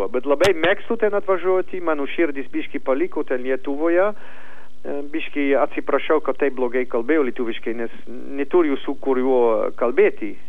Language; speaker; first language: Lithuanian; non-native, learner; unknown